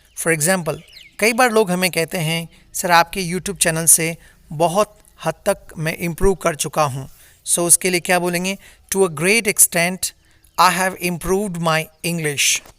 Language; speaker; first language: Hindi; native; Hindi